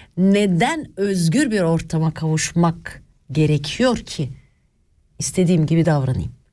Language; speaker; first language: Turkish; early bilingual, other home language; Swiss German